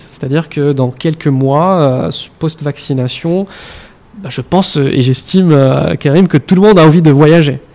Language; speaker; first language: French; non-native, local second language; Arabic